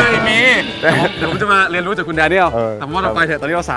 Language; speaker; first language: Thai; native; Thai